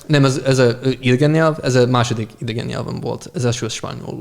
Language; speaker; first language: Hungarian; non-native, fluent; English